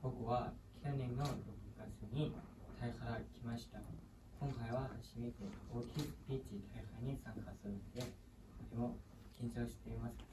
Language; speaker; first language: Japanese; non-native, learner; Thai